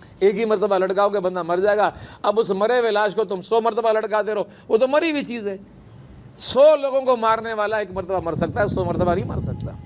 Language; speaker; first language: Urdu; non-native, local second language; Sindhi